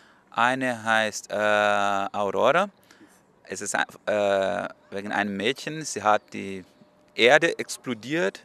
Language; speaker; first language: German; non-native, learner; Portuguese